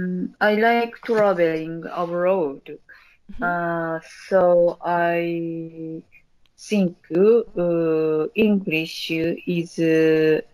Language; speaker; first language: English; non-native, learner; Japanese